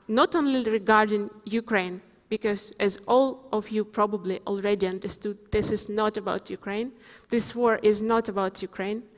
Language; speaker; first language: English; non-native, fluent; Ukrainian